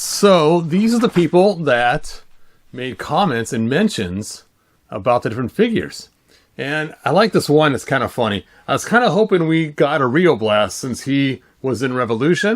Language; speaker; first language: English; native; English